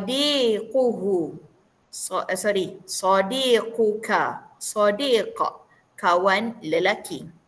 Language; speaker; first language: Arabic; non-native, fluent; Malay